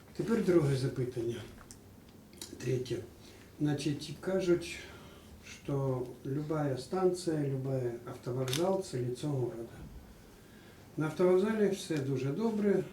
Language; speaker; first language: Ukrainian; non-native, local second language; Russian